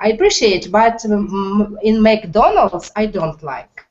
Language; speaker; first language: English; non-native, learner; Russian